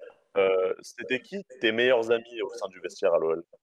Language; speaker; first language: French; native; French